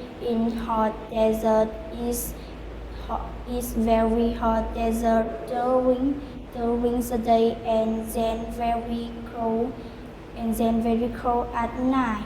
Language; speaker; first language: English; non-native, learner; Vietnamese